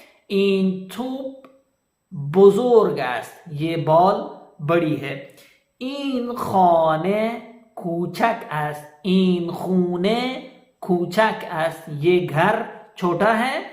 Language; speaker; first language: Persian; non-native, learner; Urdu